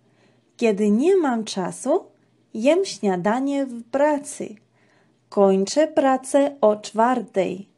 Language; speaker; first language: Polish; non-native, fluent; Georgian